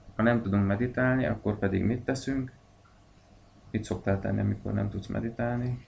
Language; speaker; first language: Hungarian; native; Hungarian